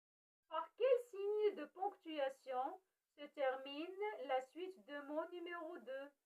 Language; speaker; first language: French; non-native, local second language; Arabic